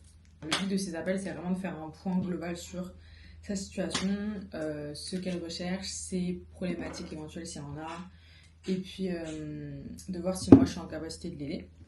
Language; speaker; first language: French; native; French